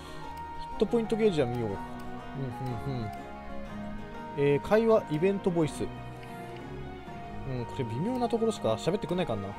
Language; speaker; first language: Japanese; native; Japanese